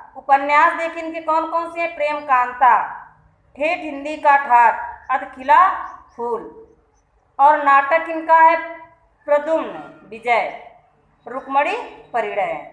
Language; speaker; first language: Hindi; native; Hindi